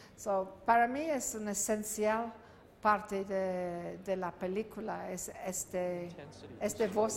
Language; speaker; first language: Spanish; non-native, learner; English